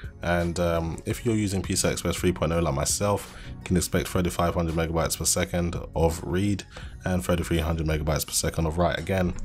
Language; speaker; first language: English; native; English